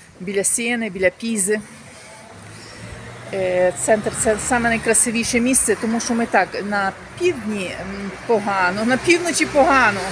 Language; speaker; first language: Ukrainian; native; Ukrainian